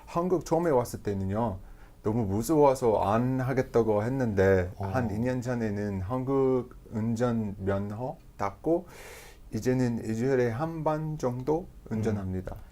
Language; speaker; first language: Korean; non-native, fluent; English